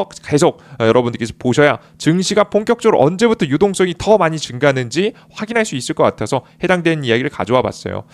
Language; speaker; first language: Korean; native; Korean